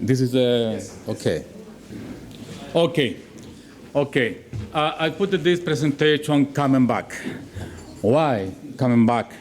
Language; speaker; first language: English; non-native, learner; Spanish